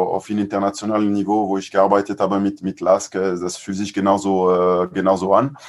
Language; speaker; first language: German; non-native, fluent; French